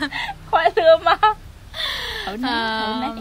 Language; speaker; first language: Chinese; non-native, fluent; Vietnamese